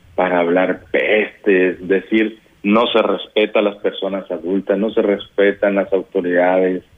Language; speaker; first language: Spanish; native; Spanish